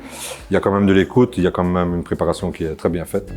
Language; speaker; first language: French; native; French